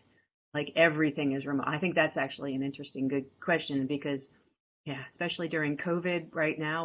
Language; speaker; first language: English; native; English